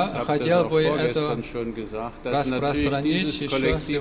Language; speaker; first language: Russian; non-native, learner; German